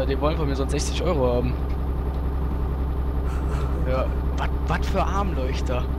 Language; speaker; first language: German; native; German